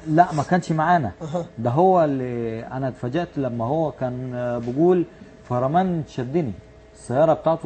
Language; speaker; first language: Arabic; native; Arabic